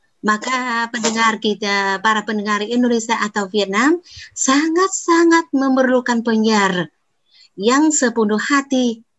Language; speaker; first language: Indonesian; non-native, fluent; Vietnamese